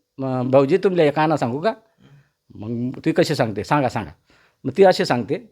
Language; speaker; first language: Marathi; native; Marathi